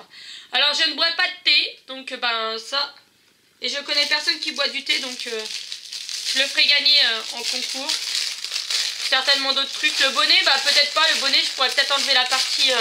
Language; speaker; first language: French; native; French